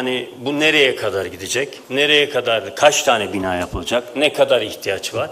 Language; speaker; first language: Turkish; native; Turkish